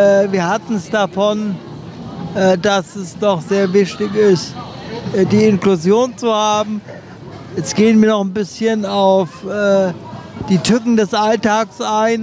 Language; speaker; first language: German; native; German